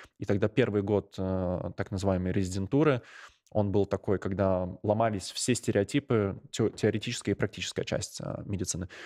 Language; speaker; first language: Russian; non-native, local second language; Latvian